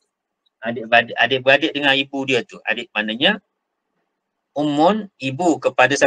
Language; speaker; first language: Malay; native; Malay